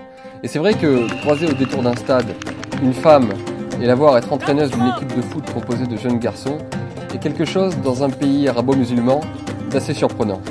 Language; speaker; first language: French; native; French